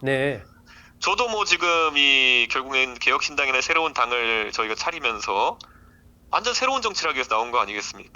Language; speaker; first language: Korean; native; Korean